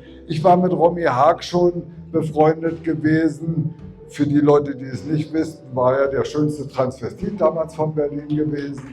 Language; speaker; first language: German; native; German